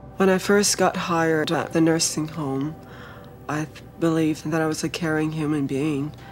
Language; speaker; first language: English; early bilingual, other home language; Vietnamese